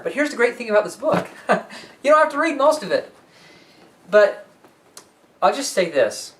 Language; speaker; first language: English; native; English